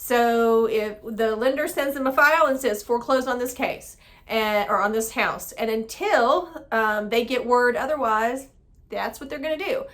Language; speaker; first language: English; native; English